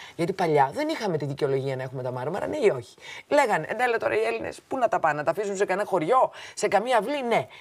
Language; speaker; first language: Greek; native; Greek